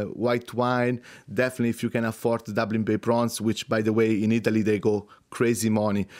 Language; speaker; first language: English; non-native, fluent; Italian